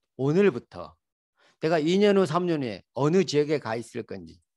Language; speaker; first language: Korean; native; Korean